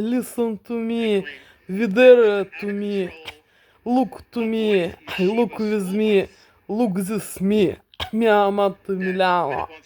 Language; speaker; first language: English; non-native, learner; Russian